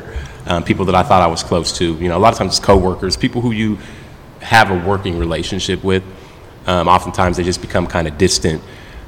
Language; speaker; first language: English; native; English